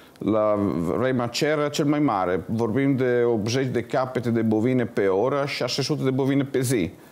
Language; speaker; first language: Romanian; non-native, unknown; Italian